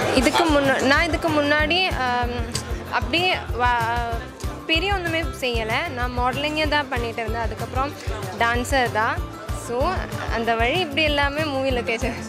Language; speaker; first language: Tamil; non-native, local second language; Malayalam